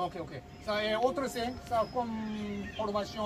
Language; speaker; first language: French; non-native, learner; Korean